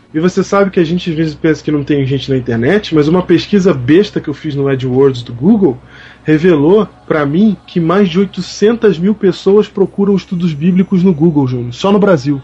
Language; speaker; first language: Portuguese; native; Portuguese